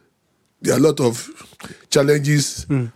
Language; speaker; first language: English; non-native, local second language; Yoruba